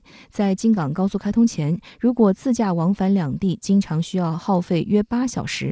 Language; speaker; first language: Chinese; native; Chinese